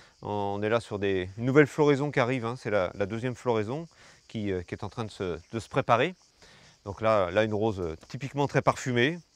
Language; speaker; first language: French; native; French